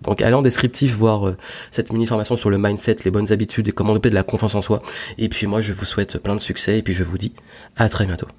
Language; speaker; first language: French; native; French